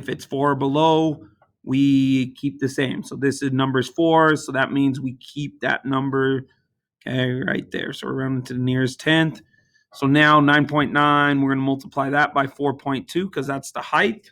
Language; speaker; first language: English; native; English